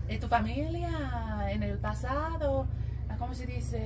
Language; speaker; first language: Spanish; non-native, learner; English